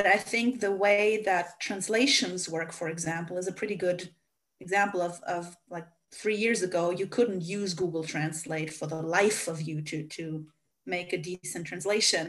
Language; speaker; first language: English; non-native, fluent; Hungarian